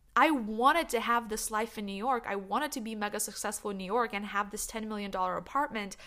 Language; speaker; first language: English; non-native, fluent; Lithuanian